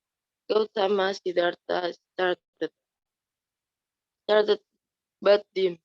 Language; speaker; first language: English; non-native, learner; Indonesian